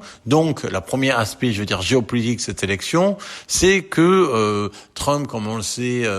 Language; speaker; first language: French; native; French